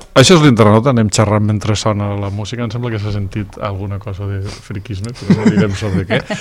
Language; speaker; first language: Catalan; native; Catalan